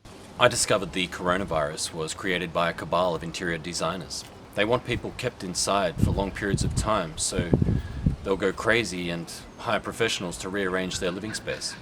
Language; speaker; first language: English; native; English